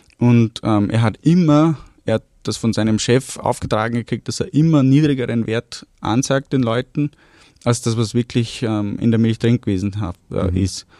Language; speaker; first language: German; early bilingual, other home language; Romanian